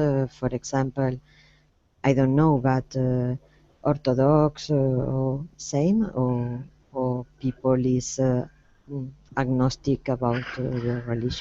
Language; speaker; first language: English; non-native, learner; Spanish